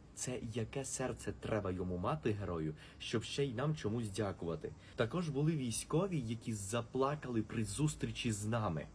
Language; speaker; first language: Ukrainian; early bilingual, heritage; Spanish